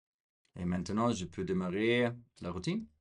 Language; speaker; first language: French; non-native, fluent; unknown